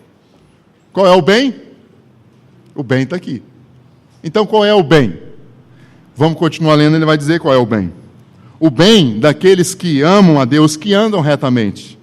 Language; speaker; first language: Portuguese; native; Portuguese